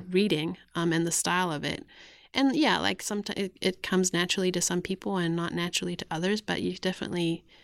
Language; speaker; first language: English; native; English